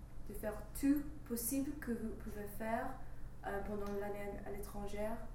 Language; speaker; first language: French; non-native, fluent; English